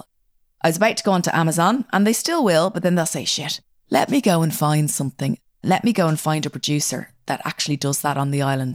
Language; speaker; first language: English; native; English